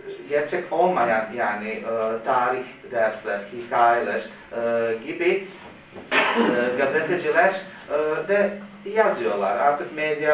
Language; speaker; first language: Turkish; non-native, fluent; Bosnian